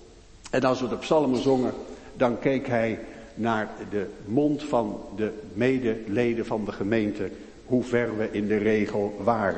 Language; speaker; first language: Dutch; native; Dutch